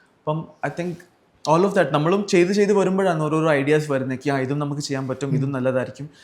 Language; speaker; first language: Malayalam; early bilingual, heritage; Malayalam